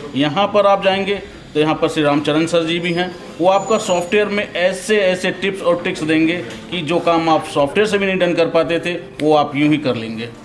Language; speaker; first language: Hindi; native; Hindi